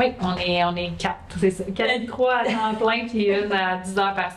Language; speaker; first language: French; native; French